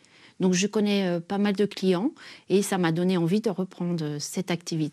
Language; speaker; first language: French; native; French